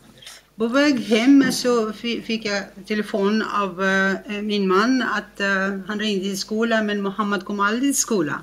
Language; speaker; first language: Swedish; non-native, fluent; Arabic